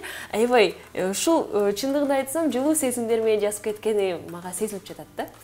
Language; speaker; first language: Kyrgyz; native; Kyrgyz